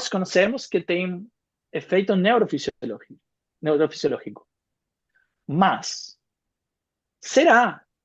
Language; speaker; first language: Portuguese; non-native, fluent; Spanish